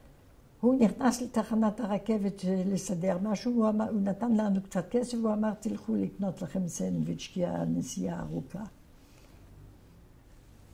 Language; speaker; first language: Hebrew; non-native, fluent; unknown